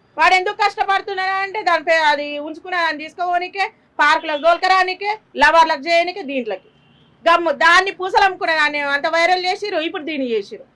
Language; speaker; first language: Telugu; native; Telugu